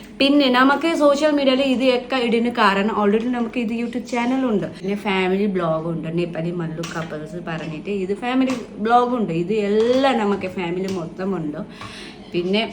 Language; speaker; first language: Malayalam; non-native, learner; Nepali